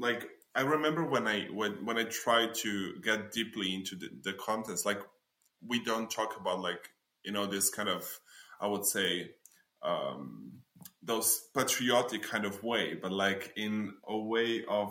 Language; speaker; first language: English; non-native, fluent; Slovenian